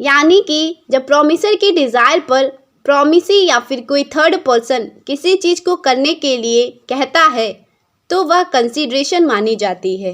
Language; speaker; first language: Hindi; native; Hindi